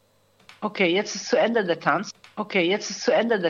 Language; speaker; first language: German; native; German